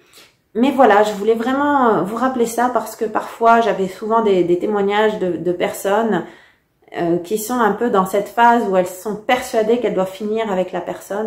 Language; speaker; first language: French; native; French